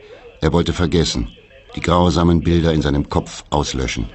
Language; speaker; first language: German; native; German